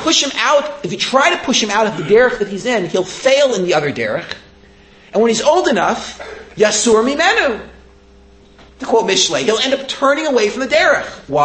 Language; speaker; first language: English; native; English